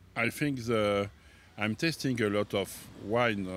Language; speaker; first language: English; non-native, learner; French